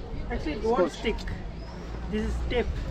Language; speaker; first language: English; non-native, local second language; Tamil